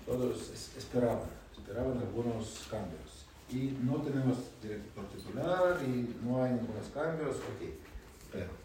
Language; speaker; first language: Spanish; non-native, learner; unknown